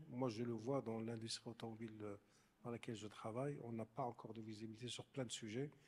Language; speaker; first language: French; non-native, local second language; Arabic